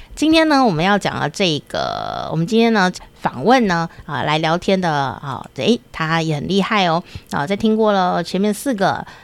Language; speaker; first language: Chinese; native; Chinese